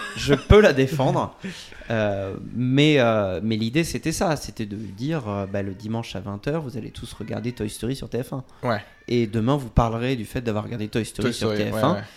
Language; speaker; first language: French; native; French